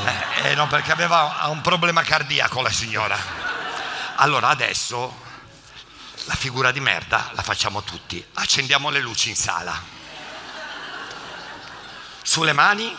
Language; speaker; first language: Italian; native; Italian